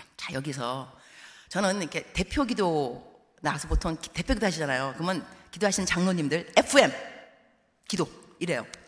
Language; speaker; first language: Korean; early bilingual, heritage; Korean